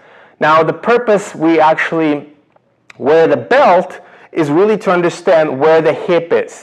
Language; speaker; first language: English; non-native, fluent; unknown